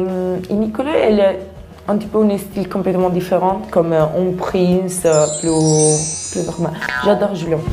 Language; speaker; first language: French; non-native, learner; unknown